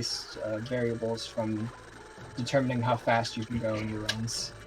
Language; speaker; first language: English; native; English